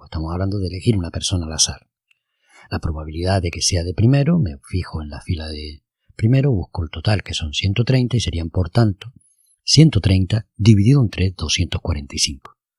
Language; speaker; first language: Spanish; native; Spanish